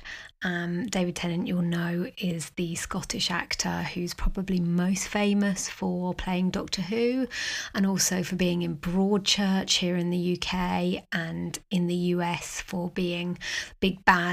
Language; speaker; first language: English; native; English